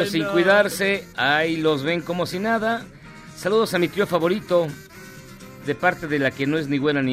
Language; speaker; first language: Spanish; native; Spanish